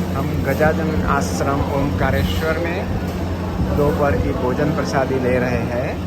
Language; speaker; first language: Hindi; non-native, local second language; Gujarati